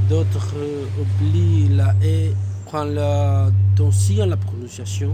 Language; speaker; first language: French; non-native, learner; Spanish